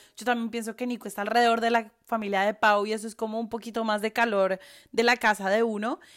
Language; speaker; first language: Spanish; native; Spanish